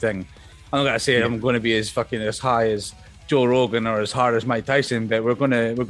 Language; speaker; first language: English; native; English